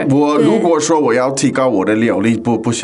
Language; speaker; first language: Chinese; non-native, fluent; English